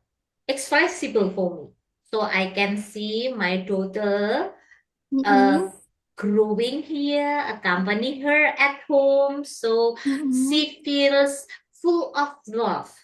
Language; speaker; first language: English; non-native, fluent; Indonesian